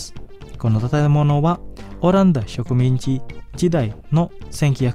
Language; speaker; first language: Japanese; non-native, fluent; Indonesian